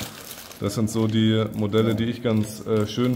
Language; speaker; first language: German; native; German